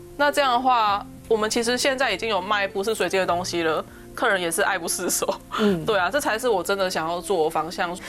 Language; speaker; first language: Chinese; native; Chinese